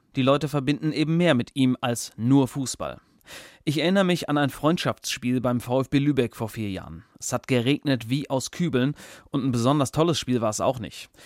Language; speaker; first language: German; native; German